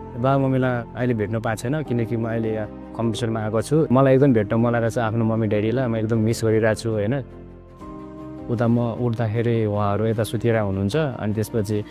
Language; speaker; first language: Nepali; non-native, local second language; Eastern Tamang